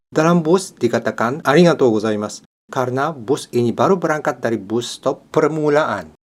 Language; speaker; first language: Indonesian; non-native, fluent; Japanese